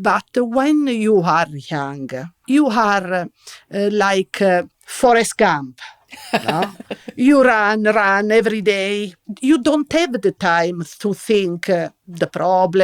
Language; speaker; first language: English; non-native, learner; Italian